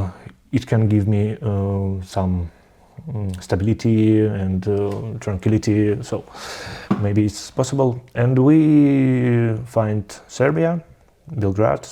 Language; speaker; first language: English; non-native, learner; Russian